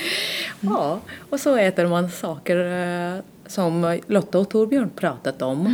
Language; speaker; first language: Swedish; non-native, fluent; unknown